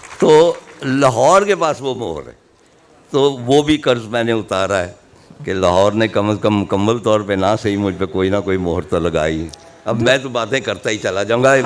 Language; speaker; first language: Urdu; non-native, local second language; Punjabi